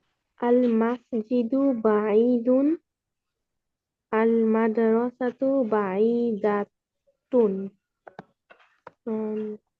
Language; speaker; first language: Arabic; non-native, learner; Bangla